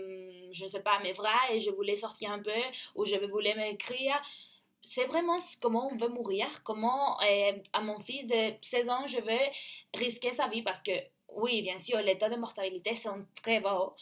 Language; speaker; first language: French; non-native, learner; Spanish